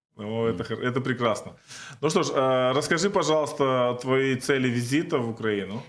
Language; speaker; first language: Russian; native; Russian